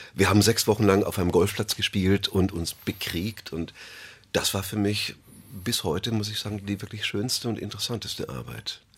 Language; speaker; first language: German; native; German